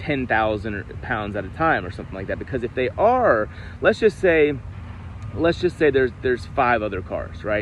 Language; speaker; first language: English; native; English